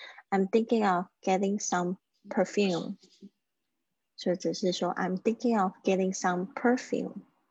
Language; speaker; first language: English; non-native, fluent; Chinese